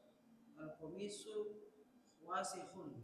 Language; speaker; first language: Arabic; non-native, learner; Indonesian